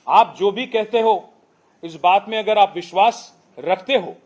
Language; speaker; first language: Hindi; non-native, local second language; Telugu